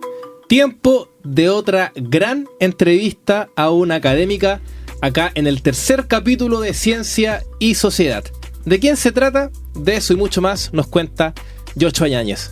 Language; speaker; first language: Spanish; native; Spanish